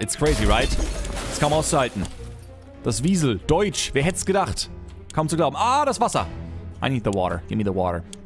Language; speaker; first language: German; native; German